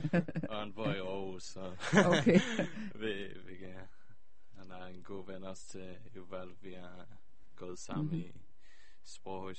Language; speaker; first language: Danish; early bilingual, heritage; Hebrew